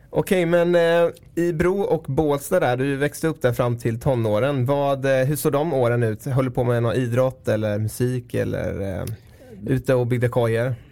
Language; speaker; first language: Swedish; native; Swedish